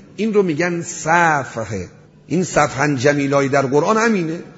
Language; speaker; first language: Persian; native; Persian